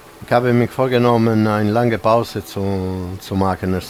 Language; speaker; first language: German; non-native, fluent; Italian